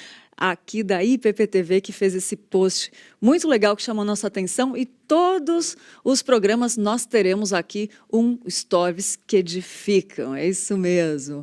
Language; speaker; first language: Portuguese; native; Portuguese